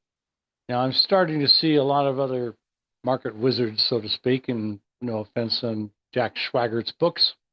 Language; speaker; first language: English; native; English